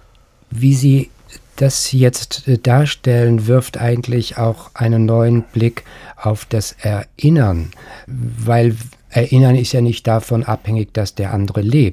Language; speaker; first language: German; native; German